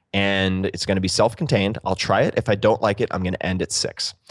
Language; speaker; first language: English; native; English